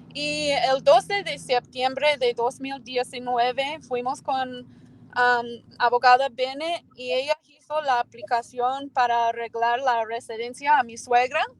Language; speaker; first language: Spanish; early bilingual, heritage; Spanish